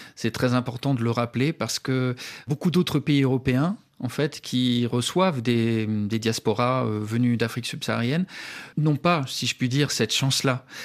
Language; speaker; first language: French; native; French